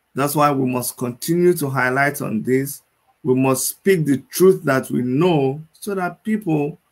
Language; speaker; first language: English; non-native, local second language; Igbo